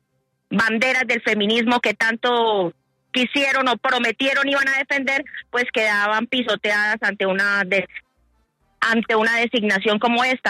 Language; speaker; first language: Spanish; native; Spanish